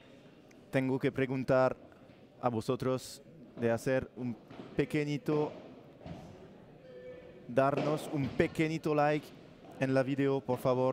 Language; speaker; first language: Spanish; non-native, learner; French